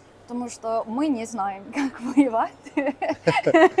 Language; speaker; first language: Russian; non-native, fluent; English